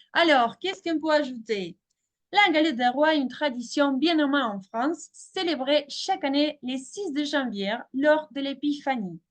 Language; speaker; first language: French; non-native, fluent; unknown